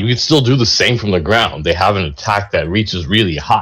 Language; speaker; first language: English; native; English